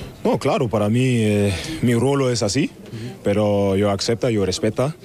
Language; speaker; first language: Spanish; non-native, learner; German